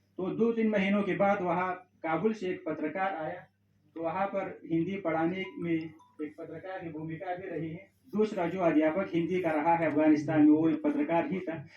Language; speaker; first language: Hindi; non-native, fluent; Pashto